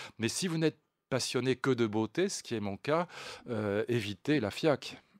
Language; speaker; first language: French; native; French